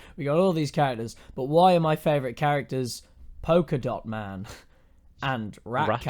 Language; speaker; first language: English; native; English